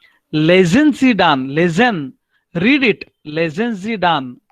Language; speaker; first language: German; non-native, learner; Marathi